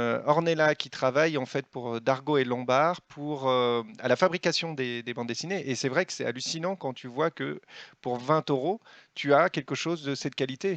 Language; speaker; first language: French; native; French